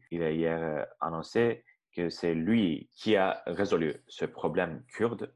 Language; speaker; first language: French; non-native, fluent; Turkish